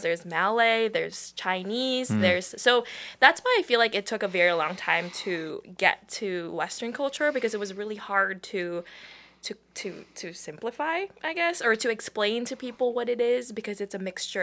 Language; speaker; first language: English; non-native, local second language; Filipino